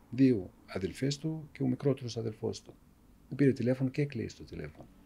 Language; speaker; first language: Greek; non-native, fluent; Arabic